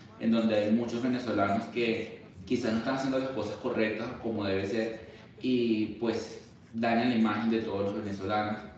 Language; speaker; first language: Spanish; native; Spanish